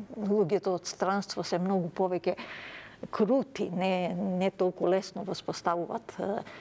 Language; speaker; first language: Macedonian; early bilingual, other home language; Serbian